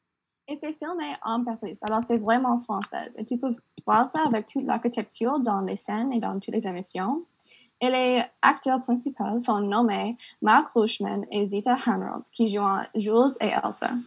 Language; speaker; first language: French; non-native, learner; English